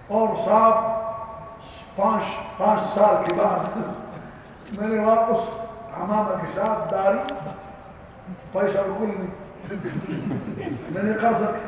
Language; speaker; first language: Urdu; non-native, learner; Arabic